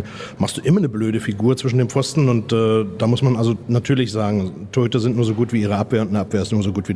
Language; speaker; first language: German; native; German